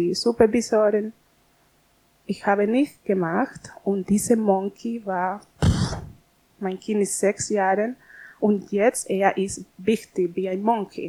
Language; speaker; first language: German; non-native, learner; Spanish